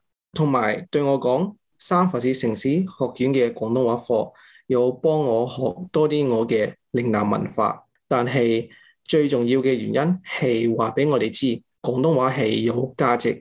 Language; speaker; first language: Cantonese; early bilingual, heritage; English